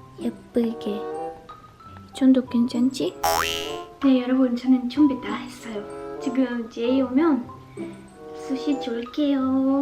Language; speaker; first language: Korean; non-native, learner; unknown